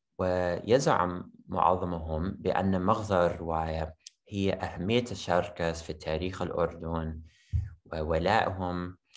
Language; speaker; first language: Arabic; non-native, fluent; English